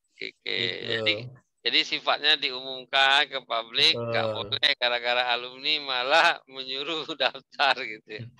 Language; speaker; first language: Indonesian; native; Indonesian